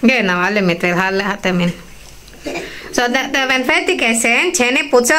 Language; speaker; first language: German; non-native, learner; Indonesian